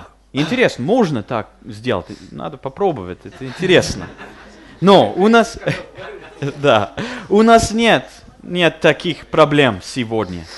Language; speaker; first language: Russian; non-native, fluent; English